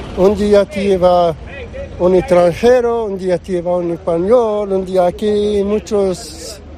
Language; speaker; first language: Spanish; non-native, learner; Arabic